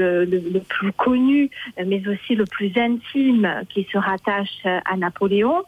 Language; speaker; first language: French; native; French